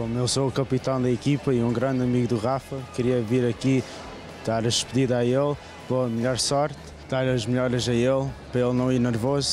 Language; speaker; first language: Portuguese; early bilingual, heritage; Portuguese